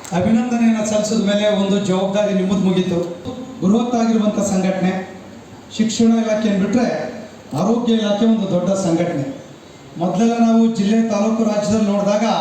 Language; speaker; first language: Kannada; native; Kannada